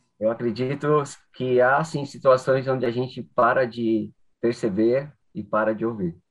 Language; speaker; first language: Portuguese; native; Portuguese